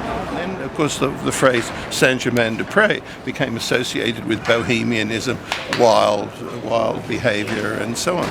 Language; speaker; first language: English; native; English